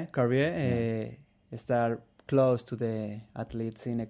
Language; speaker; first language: English; non-native, learner; Spanish